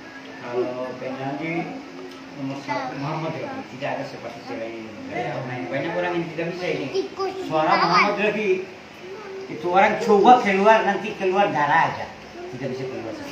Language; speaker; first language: Indonesian; non-native, learner; Hindi